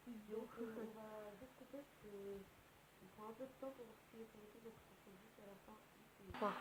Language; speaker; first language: French; native; French